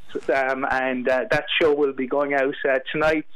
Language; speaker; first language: English; native; English